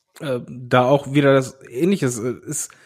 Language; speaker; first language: German; native; German